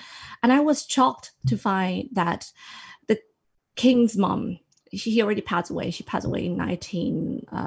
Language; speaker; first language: English; non-native, fluent; Thai